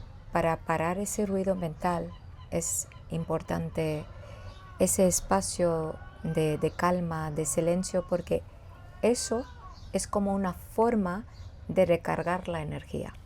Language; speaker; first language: Spanish; non-native, fluent; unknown